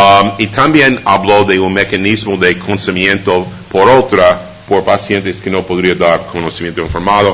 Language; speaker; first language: Spanish; non-native, fluent; English